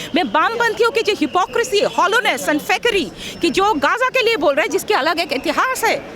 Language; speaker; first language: Hindi; non-native, local second language; Bangla